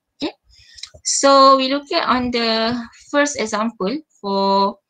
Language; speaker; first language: English; non-native, local second language; Malay